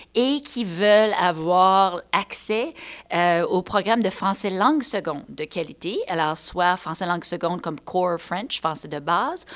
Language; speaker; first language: French; native; French